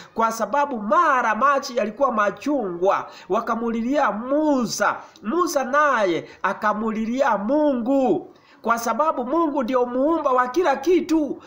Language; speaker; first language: Swahili; non-native, local second language; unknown